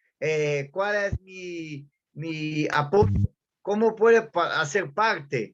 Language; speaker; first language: Spanish; non-native, fluent; Portuguese